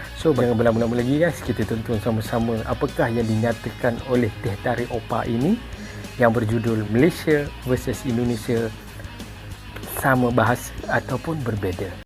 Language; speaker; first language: Malay; native; Malay